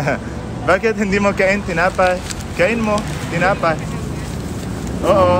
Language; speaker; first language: Filipino; non-native, learner; Arabic